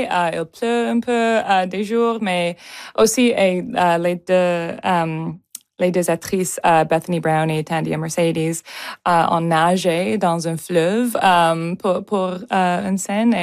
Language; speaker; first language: French; non-native, local second language; English